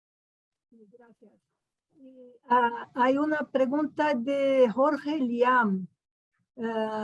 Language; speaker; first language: Spanish; non-native, fluent; Portuguese